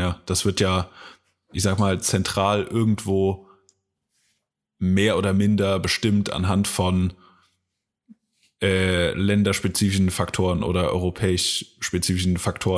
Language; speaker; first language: German; native; German